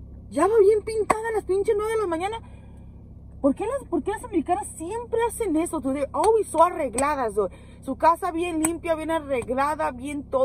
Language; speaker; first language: Spanish; early bilingual, heritage; Spanish